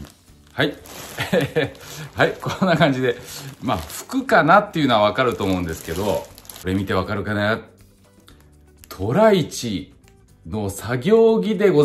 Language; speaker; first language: Japanese; native; Japanese